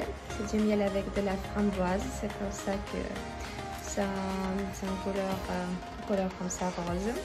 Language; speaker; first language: French; non-native, fluent; Russian